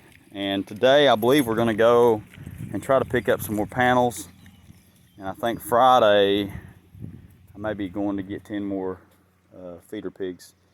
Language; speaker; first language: English; native; English